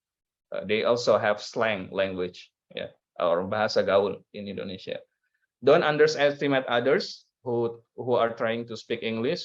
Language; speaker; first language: English; non-native, learner; Indonesian